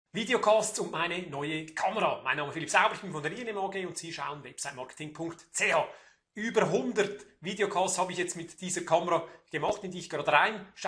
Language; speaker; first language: German; native; German